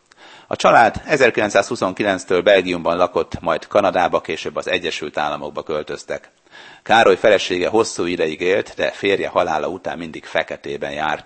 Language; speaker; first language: Hungarian; native; Hungarian